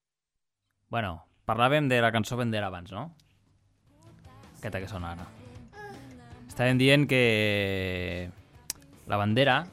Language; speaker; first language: Catalan; native; Catalan